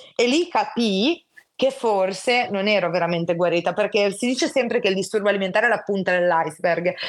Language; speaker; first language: Italian; native; Italian